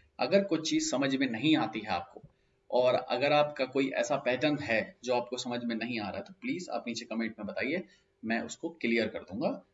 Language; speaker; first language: Hindi; native; Hindi